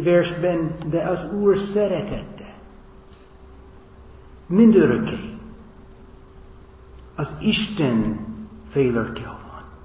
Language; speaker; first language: Hungarian; non-native, fluent; English